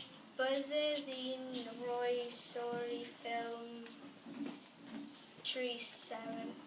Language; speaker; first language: Welsh; non-native, learner; English